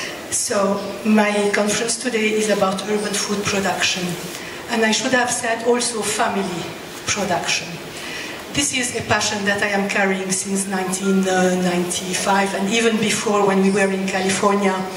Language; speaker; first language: English; non-native, fluent; French